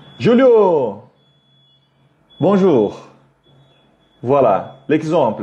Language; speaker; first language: French; non-native, fluent; Portuguese